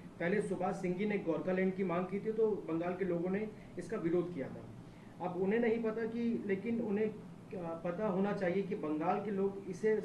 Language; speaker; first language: Hindi; native; Hindi